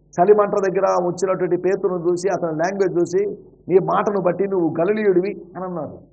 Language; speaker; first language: Telugu; native; Telugu